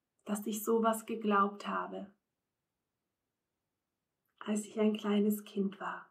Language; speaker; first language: German; non-native, fluent; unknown